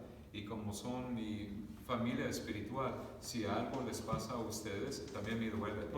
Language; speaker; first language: Spanish; early bilingual, other home language; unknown